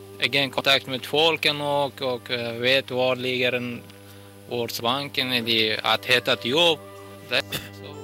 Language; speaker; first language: Swedish; non-native, learner; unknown